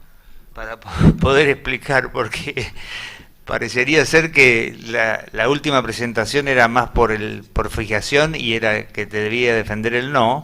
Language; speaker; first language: Spanish; native; Spanish